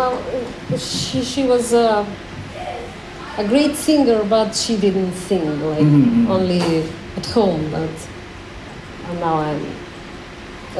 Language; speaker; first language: English; non-native, learner; Macedonian